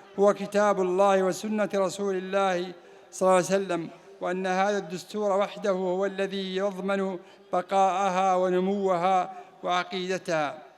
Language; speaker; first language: Arabic; native; Arabic